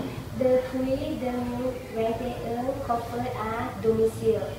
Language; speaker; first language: French; non-native, learner; Thai